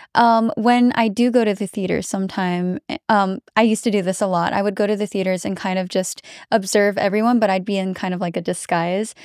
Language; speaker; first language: English; native; English